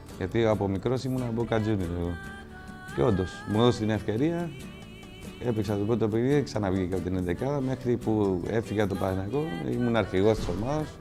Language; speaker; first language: Greek; non-native, fluent; Spanish